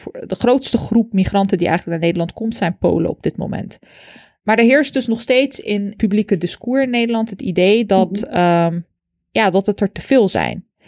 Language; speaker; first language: Dutch; early bilingual, other home language; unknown